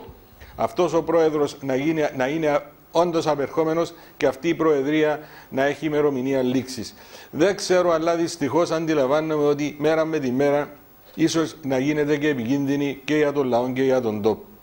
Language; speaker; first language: Greek; native; Greek